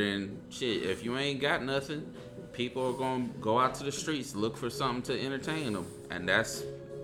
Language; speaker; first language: English; native; English